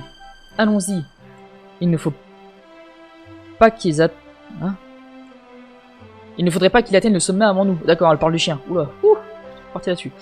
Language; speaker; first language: French; native; French